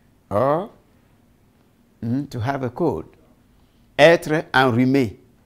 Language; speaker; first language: English; non-native, local second language; Akan